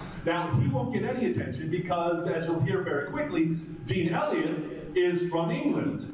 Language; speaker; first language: English; native; English